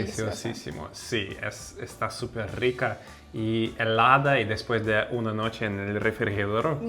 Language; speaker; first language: Spanish; non-native, fluent; Russian